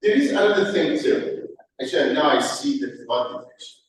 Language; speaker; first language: English; non-native, fluent; Persian